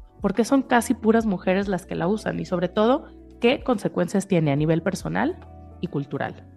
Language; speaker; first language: Spanish; native; Spanish